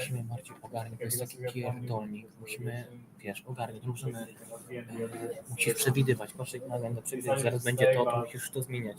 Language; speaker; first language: Polish; native; Polish